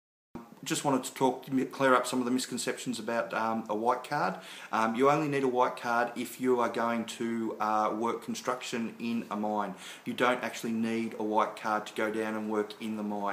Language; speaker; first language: English; native; English